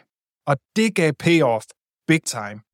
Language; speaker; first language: Danish; native; Danish